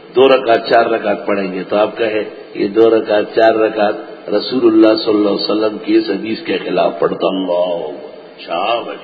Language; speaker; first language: Urdu; non-native, local second language; Pashto